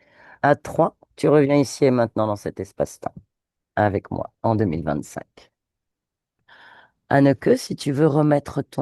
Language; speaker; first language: French; native; French